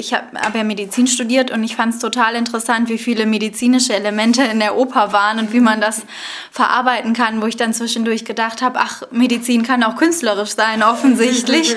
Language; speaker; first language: German; native; German